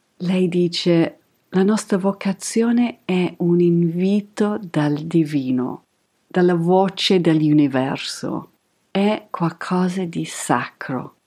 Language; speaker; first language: Italian; non-native, fluent; English